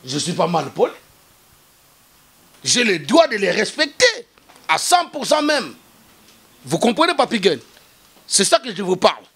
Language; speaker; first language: French; non-native, local second language; Lingala